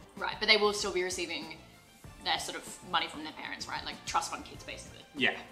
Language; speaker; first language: English; native; English